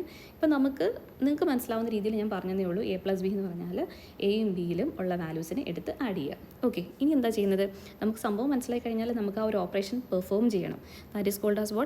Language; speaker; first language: Malayalam; native; Malayalam